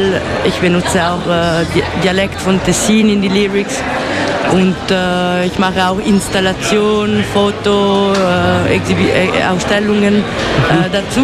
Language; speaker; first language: German; non-native, local second language; Italian